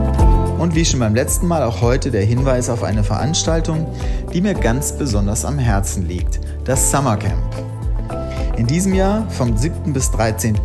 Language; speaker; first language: German; native; German